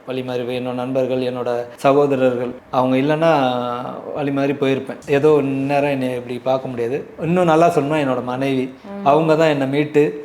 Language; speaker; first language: Tamil; native; Tamil